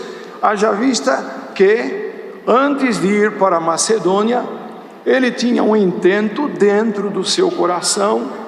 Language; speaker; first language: Portuguese; native; Portuguese